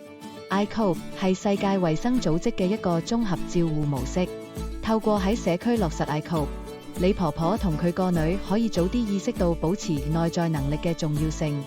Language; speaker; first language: Cantonese; native; Cantonese